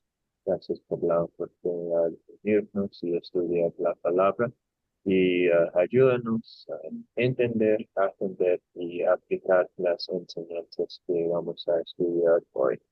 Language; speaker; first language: Spanish; non-native, fluent; English